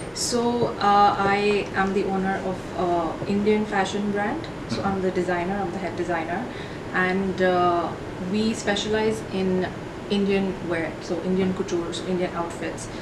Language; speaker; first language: English; non-native, local second language; Hindi